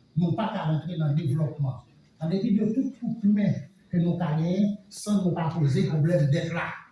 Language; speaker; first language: French; non-native, local second language; Haitian Creole